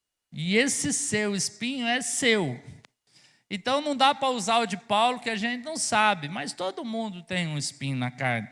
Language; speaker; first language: Portuguese; native; Portuguese